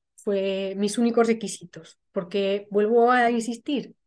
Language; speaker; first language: Spanish; native; Spanish